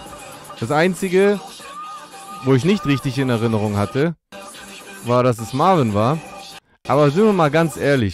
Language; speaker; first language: German; native; German